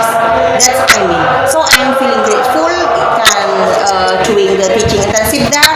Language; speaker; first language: English; non-native, fluent; Javanese